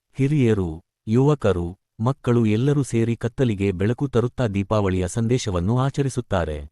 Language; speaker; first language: Kannada; native; Kannada